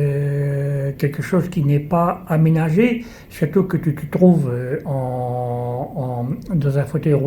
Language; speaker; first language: French; native; French